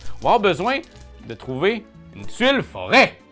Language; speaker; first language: French; native; French